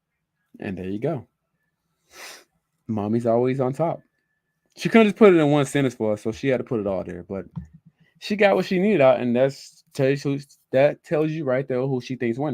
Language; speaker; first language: English; native; English